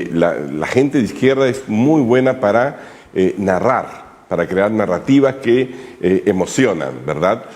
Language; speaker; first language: Spanish; native; Spanish